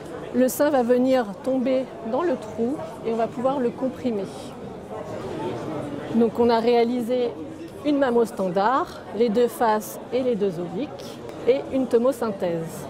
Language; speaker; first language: French; native; French